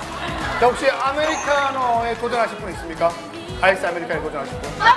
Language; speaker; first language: Korean; native; Korean